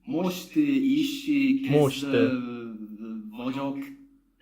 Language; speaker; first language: Hungarian; non-native, learner; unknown